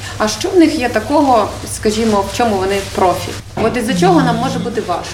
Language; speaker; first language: Ukrainian; native; Ukrainian